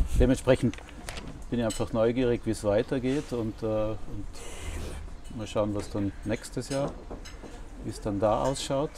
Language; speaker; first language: German; native; German